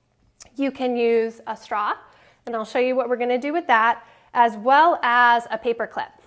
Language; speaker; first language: English; native; English